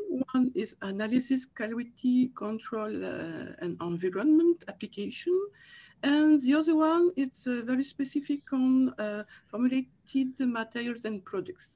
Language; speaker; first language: English; non-native, learner; French